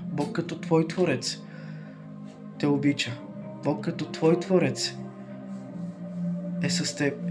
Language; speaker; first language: Bulgarian; native; Bulgarian